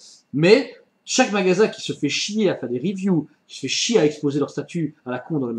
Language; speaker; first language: French; native; French